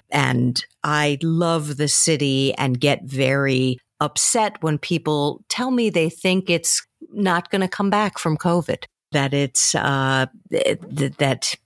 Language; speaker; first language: English; native; English